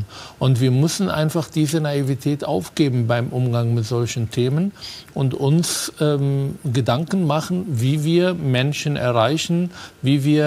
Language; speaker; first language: German; non-native, fluent; Arabic